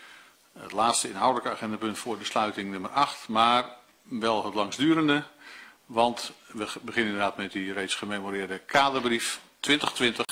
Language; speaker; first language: Dutch; native; Dutch